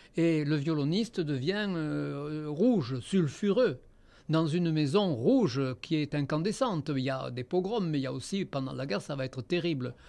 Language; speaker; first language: French; native; French